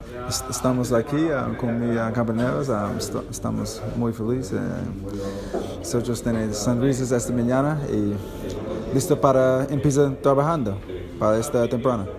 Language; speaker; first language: Spanish; non-native, learner; English